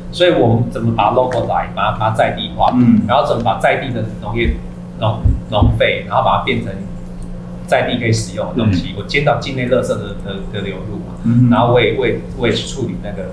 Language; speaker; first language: Chinese; native; Chinese